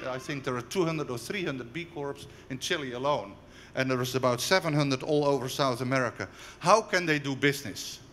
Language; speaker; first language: English; non-native, fluent; Dutch